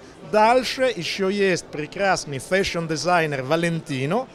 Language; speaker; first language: Russian; non-native, learner; Italian